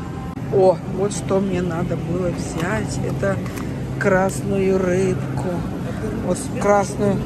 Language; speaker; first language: Russian; native; Russian